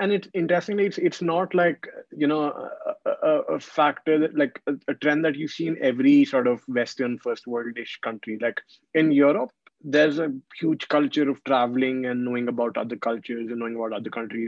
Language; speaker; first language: English; non-native, local second language; Hindi